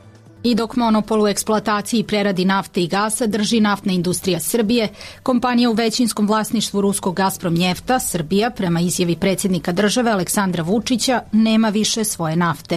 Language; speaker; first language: Serbian; native; Serbian